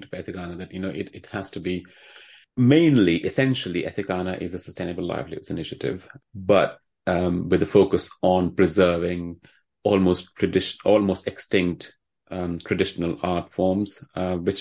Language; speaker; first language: English; non-native, local second language; Hindi